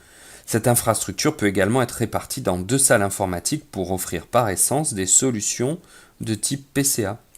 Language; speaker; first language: French; native; French